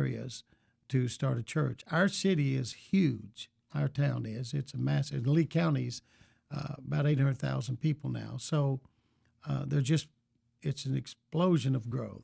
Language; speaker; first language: English; native; English